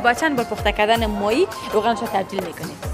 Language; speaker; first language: Persian; native; Persian